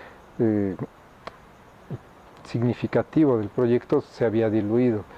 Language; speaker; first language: Spanish; native; Spanish